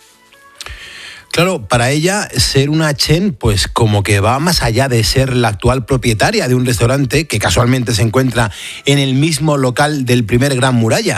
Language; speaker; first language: Spanish; native; Spanish